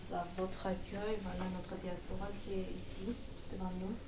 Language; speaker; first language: French; non-native, fluent; Armenian